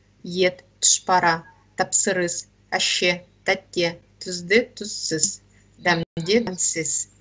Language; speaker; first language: Kazakh; non-native, learner; Russian